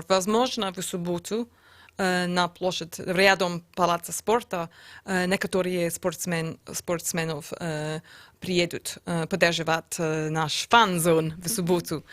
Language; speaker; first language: Russian; non-native, learner; English